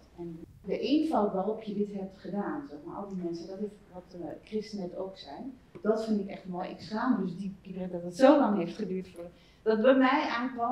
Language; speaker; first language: Dutch; native; Dutch